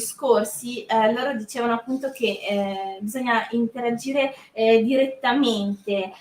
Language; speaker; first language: Italian; native; Italian